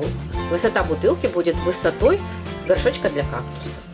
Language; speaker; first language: Russian; native; Russian